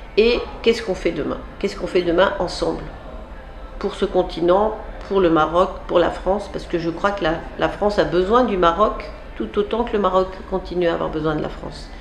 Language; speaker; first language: French; native; French